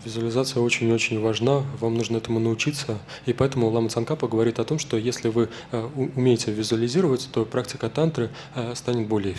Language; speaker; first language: Russian; native; Russian